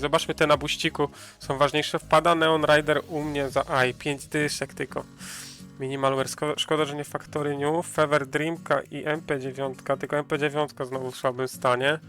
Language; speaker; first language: Polish; native; Polish